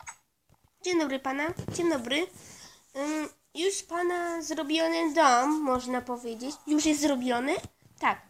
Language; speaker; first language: Polish; non-native, learner; Russian